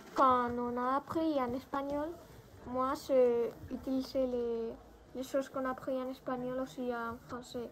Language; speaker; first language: French; non-native, local second language; Spanish